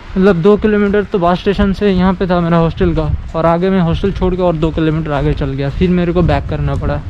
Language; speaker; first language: Hindi; non-native, local second language; Bangla